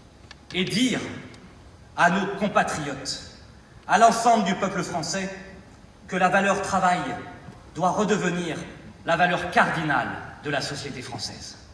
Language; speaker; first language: French; native; French